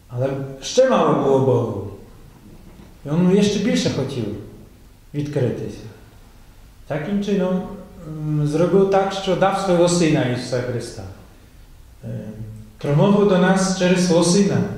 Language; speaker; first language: Ukrainian; non-native, fluent; Polish